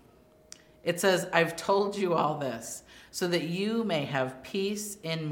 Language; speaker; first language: English; native; English